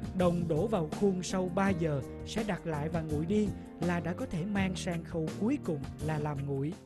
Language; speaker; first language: Vietnamese; native; Vietnamese